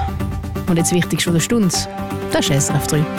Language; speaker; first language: German; native; German